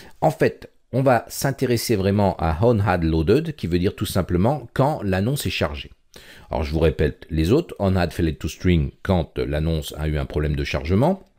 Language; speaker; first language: French; native; French